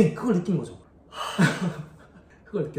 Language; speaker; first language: Korean; native; Korean